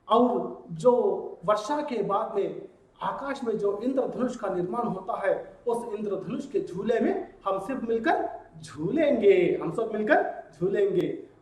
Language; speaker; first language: Hindi; non-native, local second language; Telugu